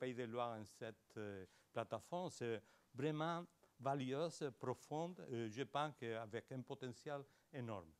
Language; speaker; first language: French; non-native, learner; Spanish